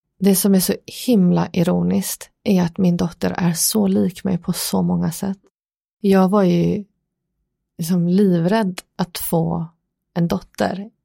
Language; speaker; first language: Swedish; early bilingual, other home language; Persian